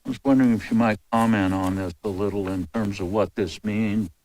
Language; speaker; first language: English; native; English